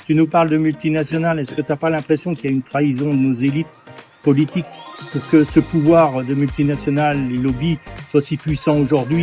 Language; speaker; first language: French; native; French